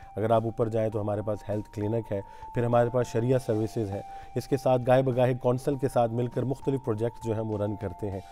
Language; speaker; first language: Urdu; non-native, local second language; Punjabi